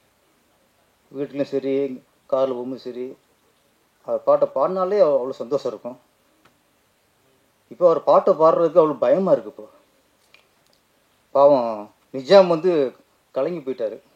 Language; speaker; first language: Tamil; native; Tamil